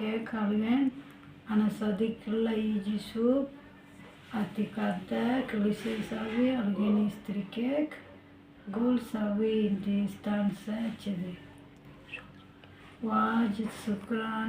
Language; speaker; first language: Arabic; non-native, learner; Sinhala